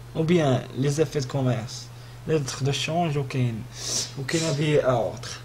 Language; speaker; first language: French; non-native, local second language; Arabic